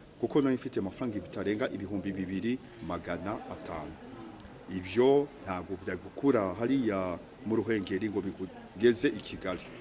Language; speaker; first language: Kinyarwanda; early bilingual, heritage; Kinyarwanda